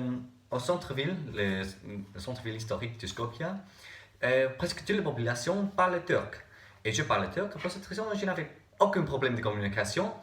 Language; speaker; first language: French; non-native, learner; English